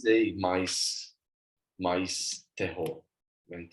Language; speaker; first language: Portuguese; non-native, learner; Swedish